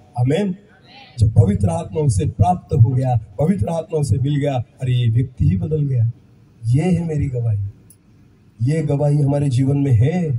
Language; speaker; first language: Hindi; non-native, local second language; Marathi